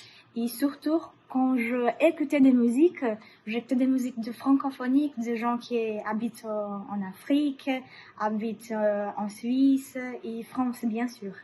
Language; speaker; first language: French; non-native, learner; Portuguese